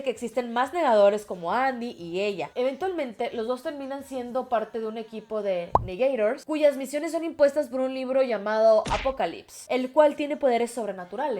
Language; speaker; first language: Spanish; native; Spanish